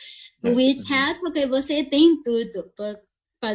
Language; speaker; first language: Portuguese; non-native, fluent; Chinese